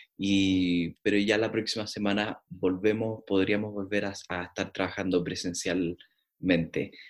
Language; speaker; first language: Spanish; native; Spanish